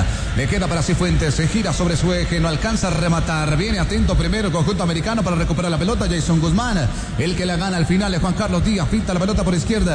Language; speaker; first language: Spanish; native; Spanish